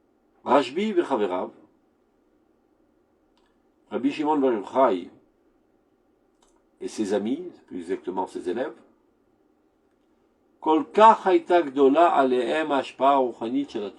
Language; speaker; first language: French; native; French